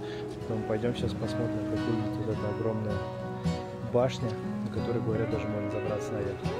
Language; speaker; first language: Russian; native; Russian